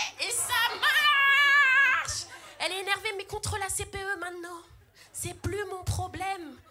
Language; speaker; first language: French; early bilingual, other home language; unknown